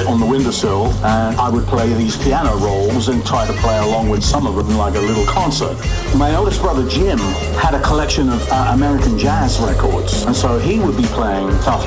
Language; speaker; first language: English; native; English